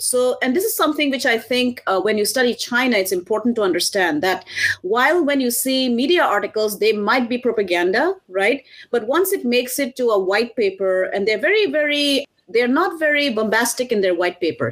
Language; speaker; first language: English; non-native, local second language; Assamese